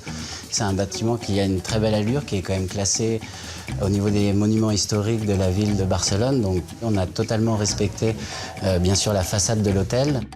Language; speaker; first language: French; native; French